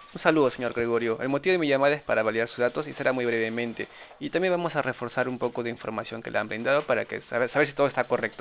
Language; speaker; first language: Spanish; native; Spanish